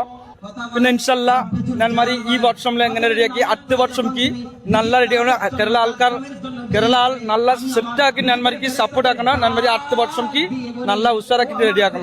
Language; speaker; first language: Malayalam; non-native, learner; Bangla